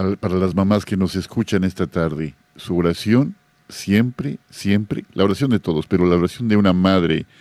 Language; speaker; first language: Spanish; native; Spanish